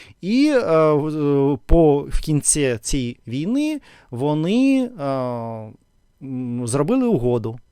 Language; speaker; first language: Ukrainian; non-native, fluent; Russian